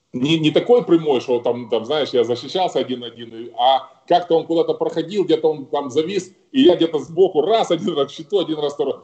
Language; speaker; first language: Russian; native; Russian